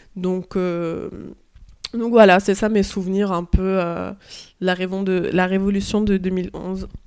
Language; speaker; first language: French; early bilingual, other home language; Arabic